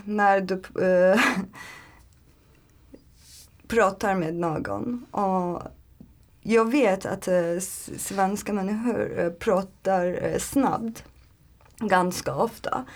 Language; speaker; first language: Swedish; non-native, learner; Turkish